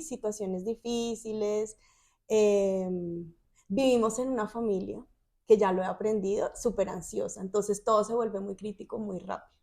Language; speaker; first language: Spanish; native; Spanish